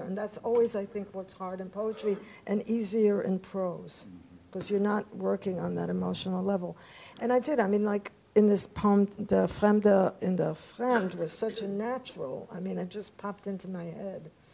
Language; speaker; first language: English; early bilingual, other home language; Polish